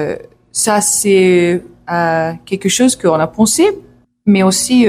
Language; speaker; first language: French; non-native, learner; English